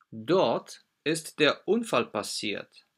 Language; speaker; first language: German; non-native, fluent; Polish